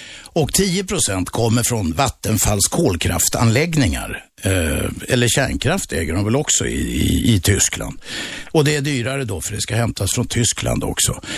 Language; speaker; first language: Swedish; native; Swedish